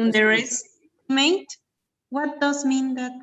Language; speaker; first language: English; non-native, learner; Spanish